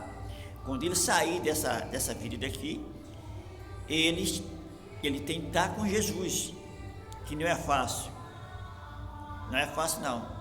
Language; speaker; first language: Portuguese; native; Portuguese